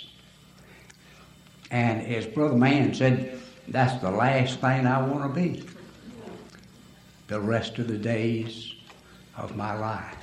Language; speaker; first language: English; native; English